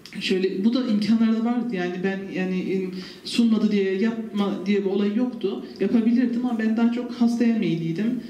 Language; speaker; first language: Turkish; early bilingual, heritage; Turkish